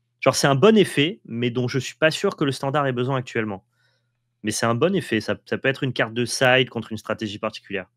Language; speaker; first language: French; native; French